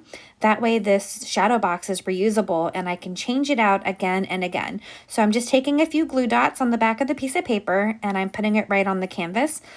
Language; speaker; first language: English; native; English